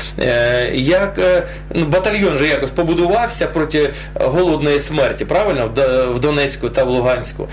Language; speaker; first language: Ukrainian; non-native, local second language; Russian